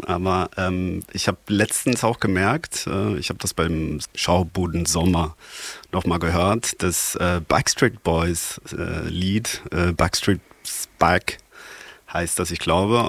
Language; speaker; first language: German; non-native, fluent; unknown